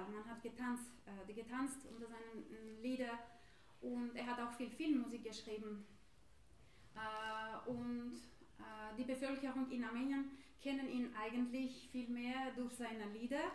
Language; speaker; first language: German; non-native, fluent; Armenian